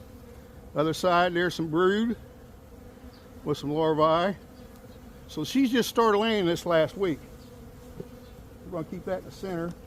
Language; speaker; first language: English; native; English